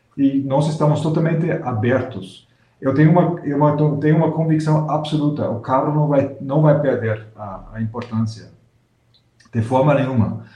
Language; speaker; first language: Portuguese; non-native, fluent; German